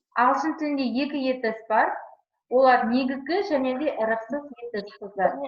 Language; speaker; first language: Kazakh; non-native, local second language; Uzbek